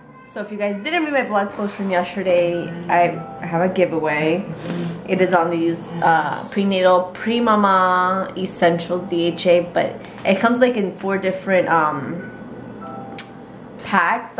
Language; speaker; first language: English; early bilingual, other home language; Spanish